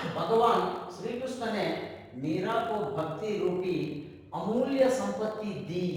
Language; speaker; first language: Hindi; non-native, local second language; Telugu